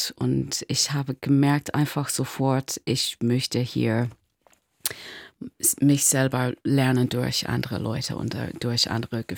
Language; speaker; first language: German; non-native, learner; English